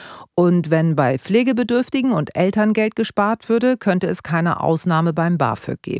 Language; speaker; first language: German; native; German